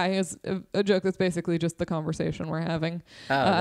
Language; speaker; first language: English; native; English